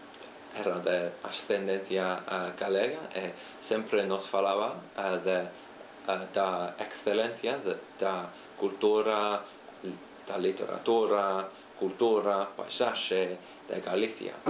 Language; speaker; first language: Spanish; non-native, fluent; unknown